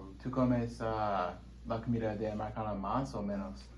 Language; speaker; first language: Spanish; non-native, learner; English